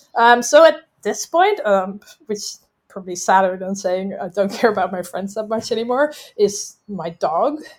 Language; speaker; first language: English; non-native, fluent; Dutch